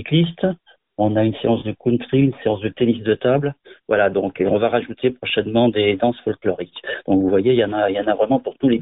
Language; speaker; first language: French; native; French